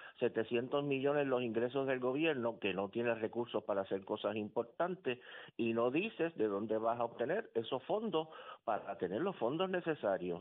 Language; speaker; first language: Spanish; native; Spanish